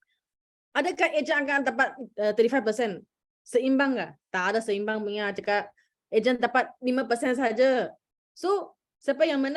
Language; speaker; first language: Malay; non-native, local second language; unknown